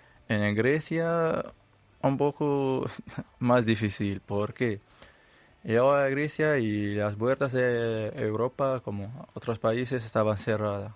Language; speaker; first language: Spanish; non-native, learner; Arabic